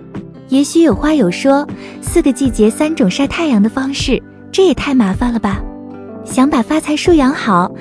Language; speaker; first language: Chinese; native; Chinese